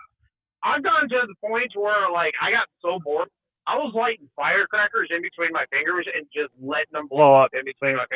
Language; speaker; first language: English; native; English